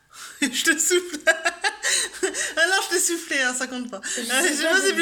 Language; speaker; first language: French; native; French